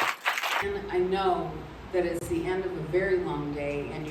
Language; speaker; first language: English; native; English